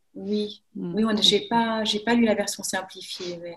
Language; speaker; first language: French; native; French